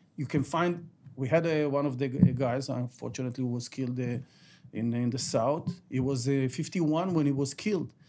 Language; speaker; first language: English; non-native, fluent; Ladino